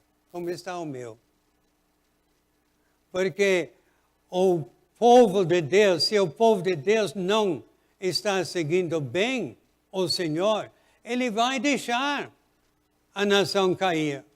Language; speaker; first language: Portuguese; non-native, fluent; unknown